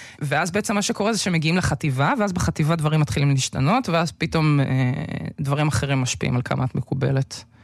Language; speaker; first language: Hebrew; early bilingual, other home language; Russian